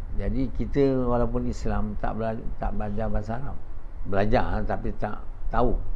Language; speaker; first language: Malay; native; Malay